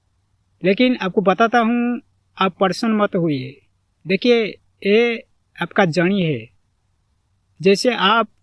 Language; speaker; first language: Hindi; non-native, local second language; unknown